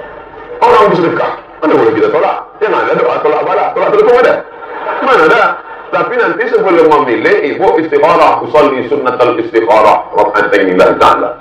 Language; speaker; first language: Indonesian; non-native, local second language; Malay